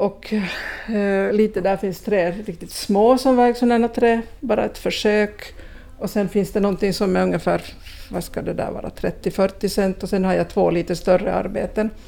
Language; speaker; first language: Swedish; native; Swedish